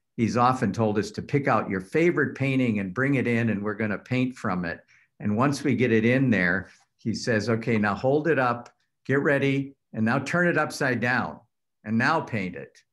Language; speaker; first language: English; native; English